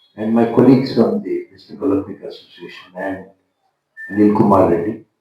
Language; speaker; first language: English; non-native, local second language; Telugu